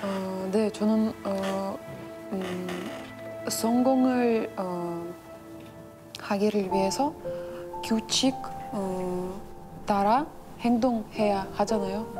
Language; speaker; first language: Korean; non-native, learner; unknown